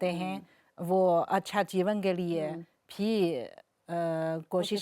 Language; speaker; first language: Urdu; non-native, learner; Chinese